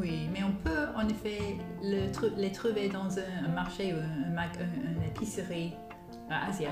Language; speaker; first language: French; non-native, fluent; English